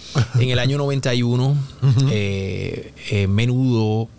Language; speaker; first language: Spanish; native; Spanish